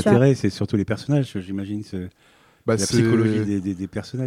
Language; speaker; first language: French; native; French